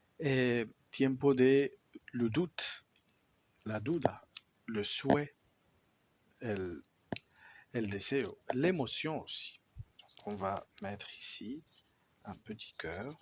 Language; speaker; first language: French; non-native, fluent; Spanish